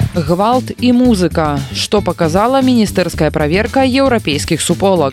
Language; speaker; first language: Belarusian; native; Belarusian